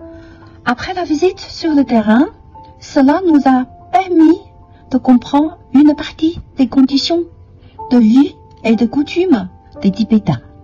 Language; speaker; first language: French; non-native, fluent; Chinese